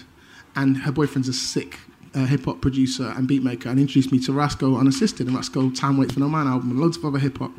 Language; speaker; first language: English; native; English